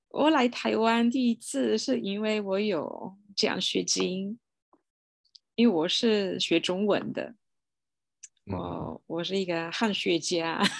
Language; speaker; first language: Chinese; non-native, fluent; Italian